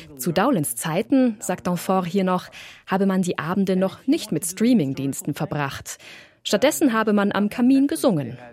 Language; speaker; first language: German; native; German